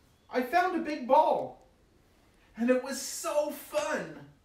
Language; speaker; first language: English; native; English